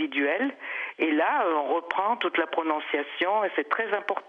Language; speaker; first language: French; native; French